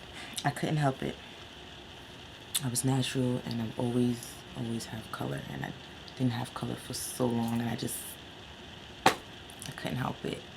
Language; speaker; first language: English; native; English